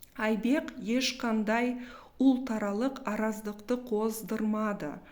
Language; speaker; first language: Kazakh; non-native, local second language; Russian